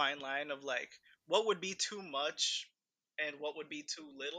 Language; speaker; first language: English; early bilingual, other home language; Spanish